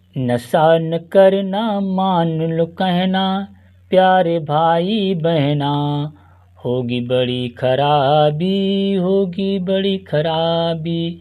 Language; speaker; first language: Hindi; native; Hindi